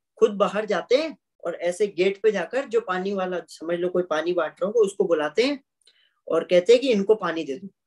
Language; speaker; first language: Hindi; native; Hindi